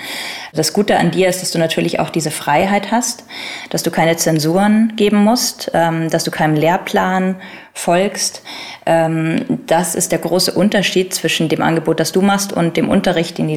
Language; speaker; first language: German; native; German